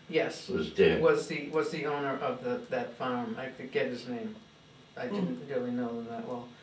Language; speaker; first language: English; native; English